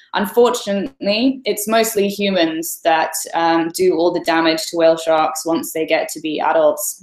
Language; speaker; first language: English; native; English